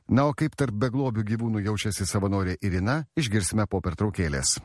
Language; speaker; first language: Lithuanian; native; Lithuanian